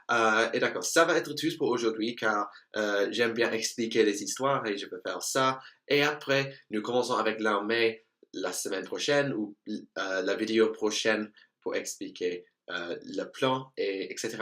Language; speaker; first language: French; non-native, learner; English